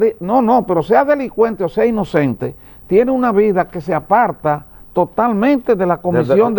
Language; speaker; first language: Spanish; native; Spanish